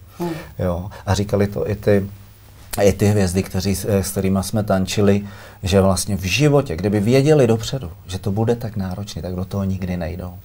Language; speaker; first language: Czech; native; Czech